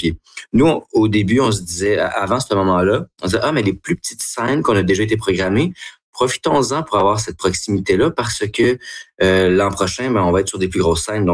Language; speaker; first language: French; native; French